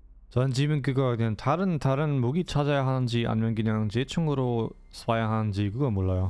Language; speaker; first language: Korean; non-native, fluent; German